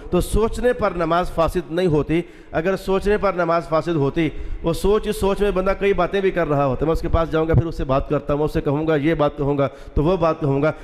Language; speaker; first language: Urdu; non-native, local second language; Punjabi